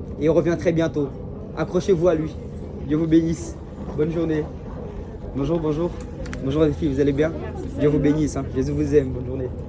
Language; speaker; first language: French; early bilingual, other home language; Portuguese